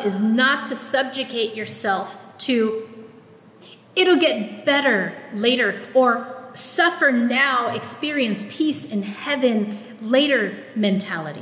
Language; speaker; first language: English; non-native, local second language; Filipino